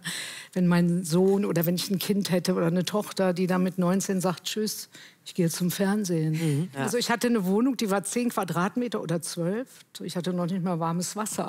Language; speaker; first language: German; native; German